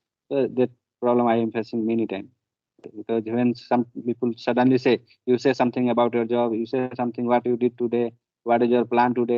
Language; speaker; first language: English; non-native, learner; Hindi